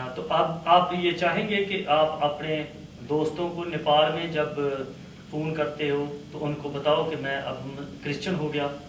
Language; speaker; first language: Hindi; native; Hindi